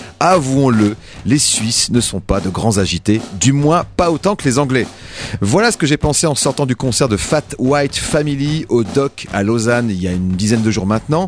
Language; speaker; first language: French; native; French